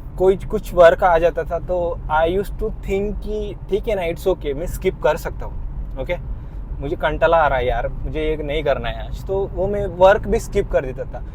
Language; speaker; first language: Hindi; non-native, local second language; Marathi